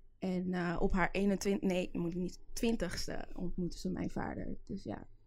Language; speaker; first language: Dutch; early bilingual, other home language; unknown